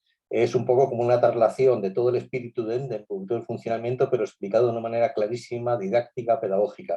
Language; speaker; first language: Spanish; native; Spanish